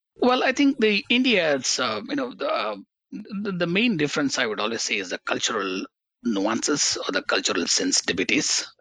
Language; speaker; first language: English; non-native, local second language; Tamil